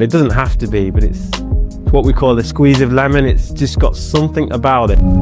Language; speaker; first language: English; native; English